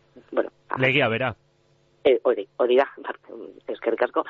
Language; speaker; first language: Basque; non-native, local second language; Spanish